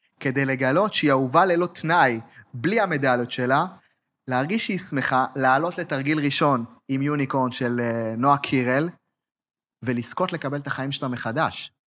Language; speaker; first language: Hebrew; native; Hebrew